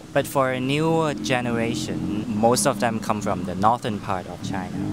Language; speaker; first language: English; non-native, local second language; Cantonese